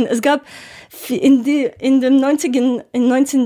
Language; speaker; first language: German; non-native, learner; Ukrainian